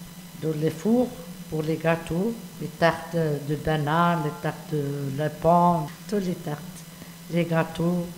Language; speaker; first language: French; non-native, learner; Arabic